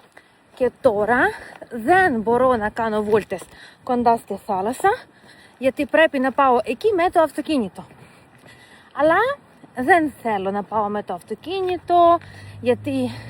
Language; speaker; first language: Greek; non-native, fluent; Russian